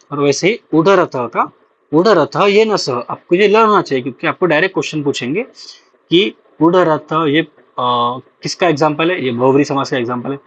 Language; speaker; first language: Hindi; non-native, local second language; Marathi